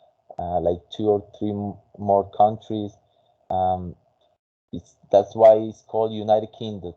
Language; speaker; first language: English; non-native, fluent; Spanish